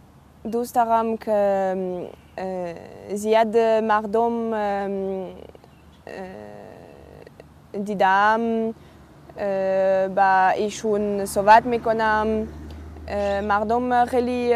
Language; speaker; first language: Persian; non-native, learner; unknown